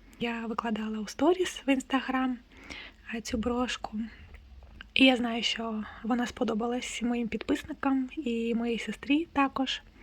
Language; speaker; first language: Ukrainian; non-native, local second language; Russian